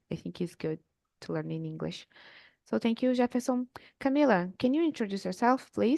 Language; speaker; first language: English; non-native, learner; Portuguese